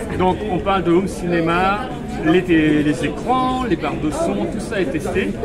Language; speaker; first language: French; native; French